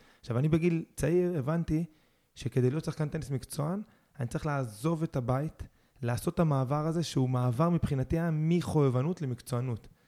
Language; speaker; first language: Hebrew; early bilingual, other home language; Spanish